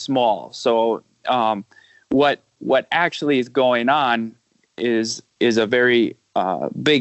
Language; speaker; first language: English; native; English